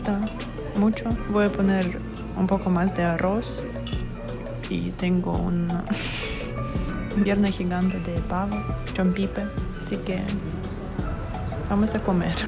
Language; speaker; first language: Spanish; non-native, fluent; Russian